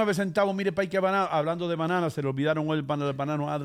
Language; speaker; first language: Spanish; native; Spanish